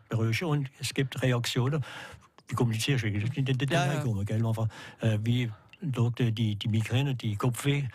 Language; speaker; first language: German; non-native, learner; French